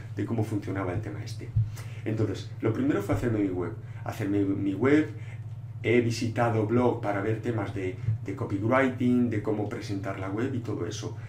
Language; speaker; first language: Spanish; non-native, local second language; Galician